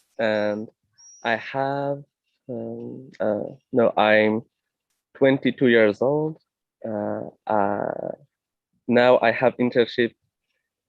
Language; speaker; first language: English; non-native, fluent; French